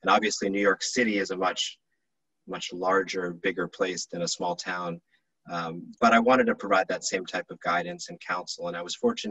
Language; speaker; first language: English; native; English